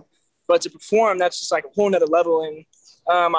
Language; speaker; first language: English; native; English